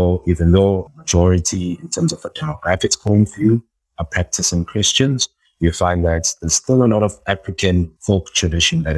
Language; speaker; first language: English; non-native, local second language; Xhosa